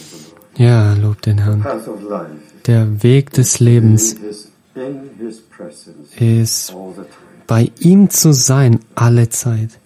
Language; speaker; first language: German; non-native, fluent; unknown